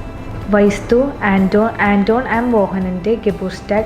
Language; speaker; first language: German; non-native, learner; Malayalam